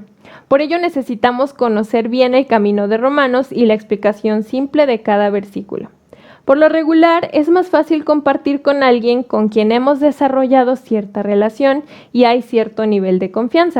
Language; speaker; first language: Spanish; native; Spanish